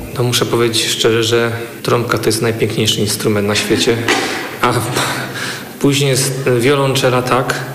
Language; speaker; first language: Polish; native; Polish